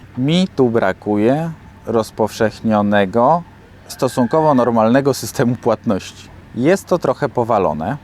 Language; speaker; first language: Polish; native; Polish